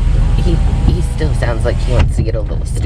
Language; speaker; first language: English; native; English